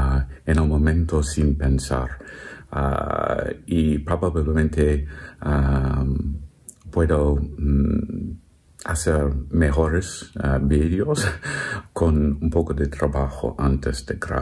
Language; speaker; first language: Spanish; non-native, learner; English